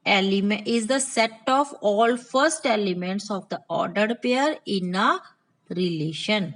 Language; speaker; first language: English; non-native, local second language; Punjabi